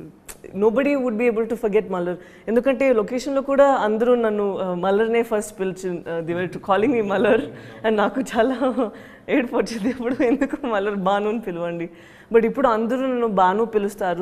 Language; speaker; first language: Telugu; non-native, fluent; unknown